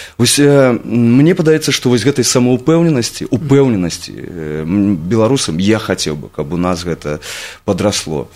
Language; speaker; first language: Belarusian; non-native, local second language; Russian